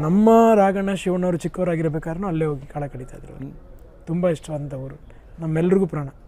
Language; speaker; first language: Kannada; early bilingual, heritage; Kannada